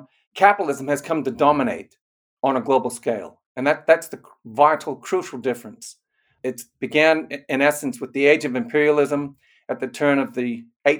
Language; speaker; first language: English; native; English